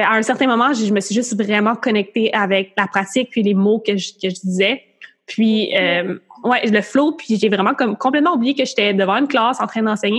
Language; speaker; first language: French; native; French